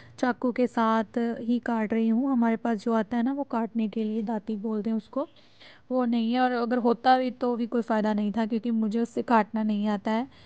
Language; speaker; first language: Hindi; non-native, local second language; Punjabi